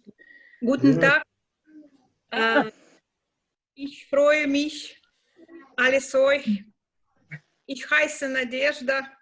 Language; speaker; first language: German; non-native, learner; Romanian